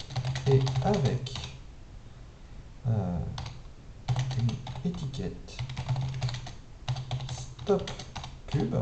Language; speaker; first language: French; native; French